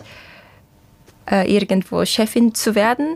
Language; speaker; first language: German; non-native, fluent; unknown